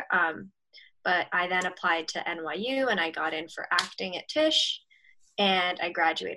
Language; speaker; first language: English; native; English